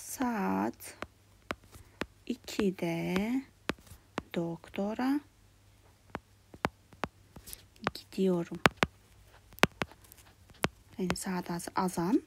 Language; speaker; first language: Turkish; non-native, fluent; Kara-Kalpak